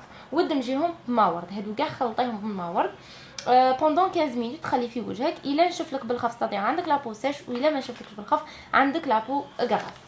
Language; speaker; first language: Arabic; native; Arabic